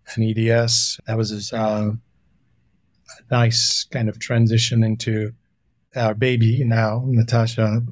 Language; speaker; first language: English; non-native, local second language; Hindi